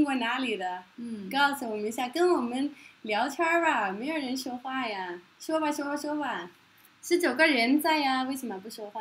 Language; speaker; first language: Chinese; non-native, fluent; Norwegian